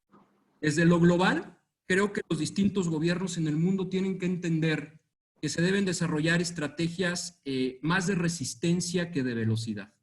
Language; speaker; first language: Spanish; native; Spanish